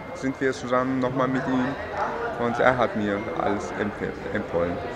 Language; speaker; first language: German; non-native, fluent; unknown